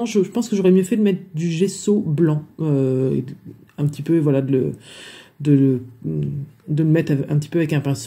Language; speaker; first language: French; native; French